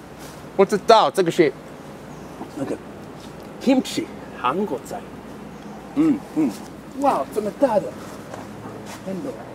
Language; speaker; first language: Chinese; non-native, learner; Swedish